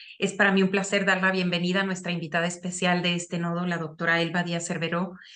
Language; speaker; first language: Spanish; native; Spanish